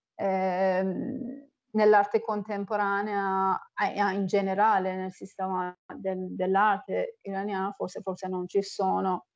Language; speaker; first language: Italian; non-native, fluent; Persian